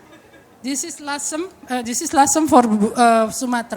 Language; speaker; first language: English; non-native, fluent; Indonesian